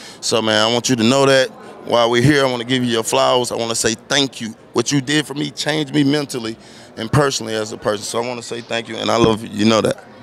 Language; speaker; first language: English; native; English